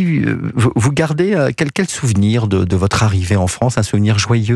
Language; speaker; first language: French; native; French